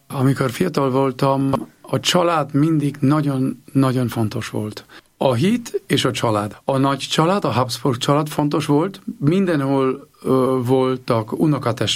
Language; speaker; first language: Hungarian; non-native, learner; German